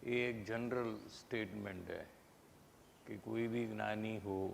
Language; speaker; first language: Hindi; non-native, local second language; Gujarati